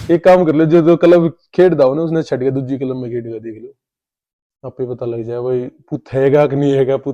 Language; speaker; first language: Hindi; non-native, local second language; Punjabi